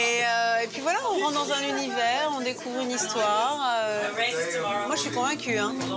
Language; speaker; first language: French; native; French